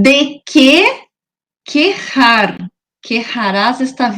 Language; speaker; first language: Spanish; non-native, learner; Portuguese